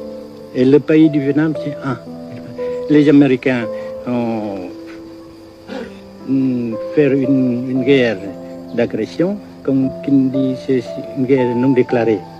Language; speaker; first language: French; non-native, local second language; Vietnamese